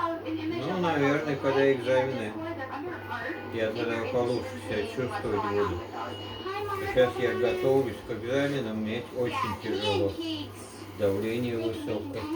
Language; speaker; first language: Russian; native; Russian